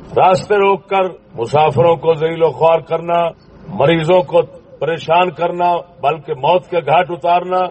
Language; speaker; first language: Urdu; non-native, local second language; Punjabi